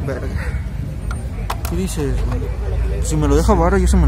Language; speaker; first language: Spanish; native; Spanish